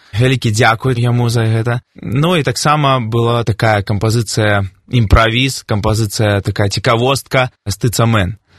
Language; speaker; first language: Belarusian; non-native, local second language; Russian